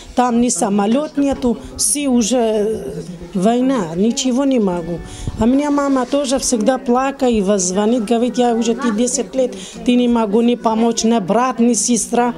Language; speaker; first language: Russian; non-native, learner; Arabic